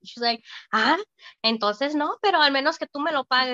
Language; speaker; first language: Spanish; early bilingual, heritage; Spanish